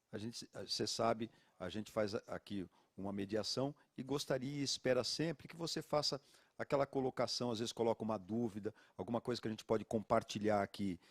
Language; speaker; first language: Portuguese; native; Portuguese